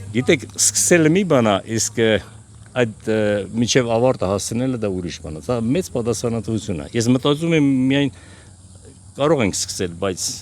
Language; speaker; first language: Armenian; non-native, local second language; Kurdish